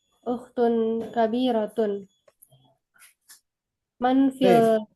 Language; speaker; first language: Arabic; non-native, learner; Indonesian